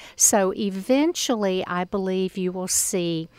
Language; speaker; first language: English; native; English